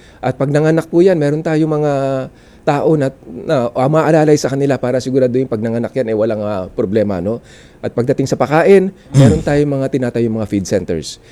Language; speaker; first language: Filipino; non-native, local second language; Iloko